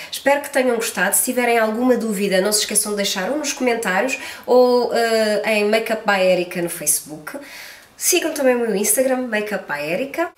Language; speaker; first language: Portuguese; native; Portuguese